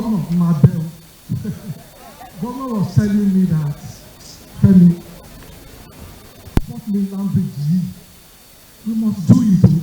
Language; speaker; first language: English; non-native, local second language; Yoruba